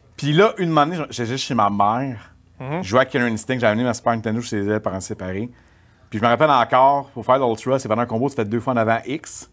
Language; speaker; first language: French; native; French